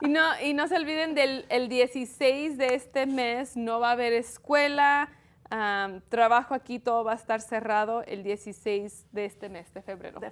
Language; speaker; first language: Spanish; early bilingual, heritage; Spanish